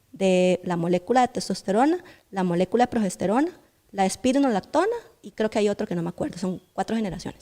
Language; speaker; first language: Spanish; native; Spanish